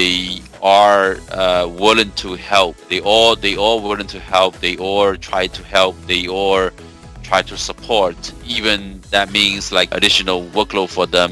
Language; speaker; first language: English; non-native, fluent; Chinese